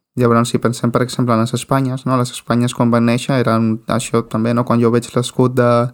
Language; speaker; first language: Catalan; native; Catalan